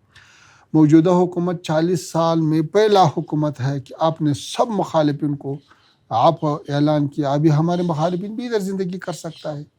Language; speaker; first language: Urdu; non-native, learner; Pashto